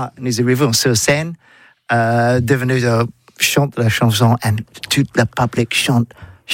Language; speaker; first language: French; non-native, learner; English